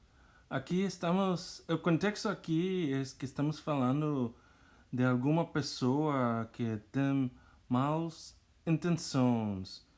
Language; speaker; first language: Portuguese; non-native, fluent; Spanish